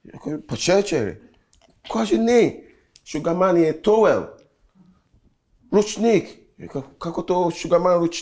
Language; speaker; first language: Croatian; non-native, learner; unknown